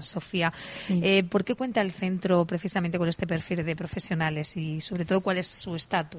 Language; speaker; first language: Spanish; native; Spanish